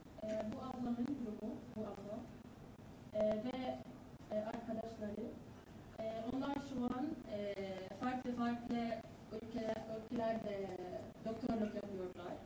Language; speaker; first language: Turkish; non-native, learner; Arabic